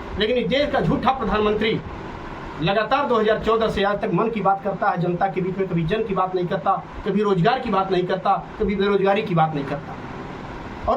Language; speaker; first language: Hindi; native; Hindi